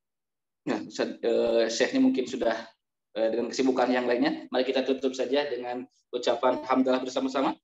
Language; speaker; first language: Indonesian; native; Indonesian